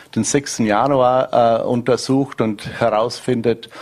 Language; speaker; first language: German; native; German